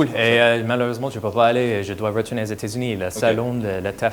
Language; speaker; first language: French; non-native, fluent; English